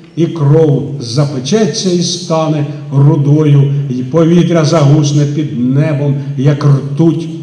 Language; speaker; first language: Ukrainian; native; Ukrainian